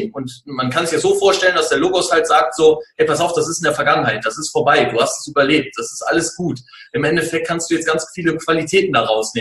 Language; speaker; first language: German; native; German